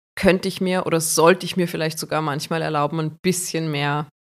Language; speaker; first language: German; native; German